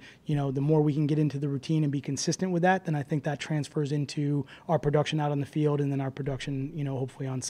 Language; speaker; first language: English; native; English